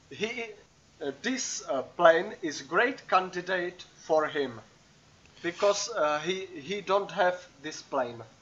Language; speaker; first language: English; non-native, learner; Czech